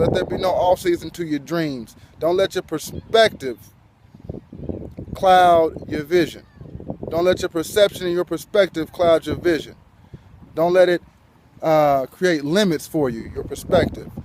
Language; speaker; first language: English; native; English